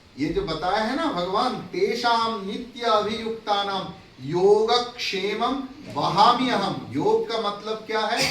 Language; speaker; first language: Hindi; non-native, local second language; Bangla